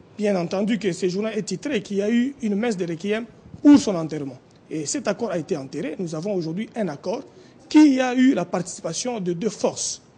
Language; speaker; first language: French; non-native, local second language; Lingala